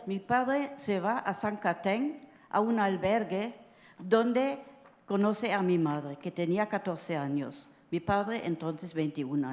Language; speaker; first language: Spanish; early bilingual, heritage; Spanish